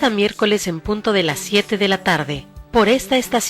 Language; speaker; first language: Spanish; native; Spanish